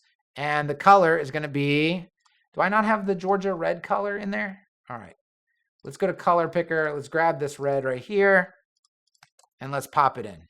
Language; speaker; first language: English; native; English